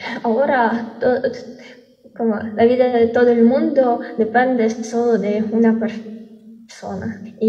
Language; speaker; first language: Spanish; non-native, fluent; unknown